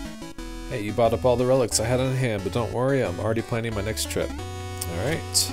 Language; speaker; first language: English; native; English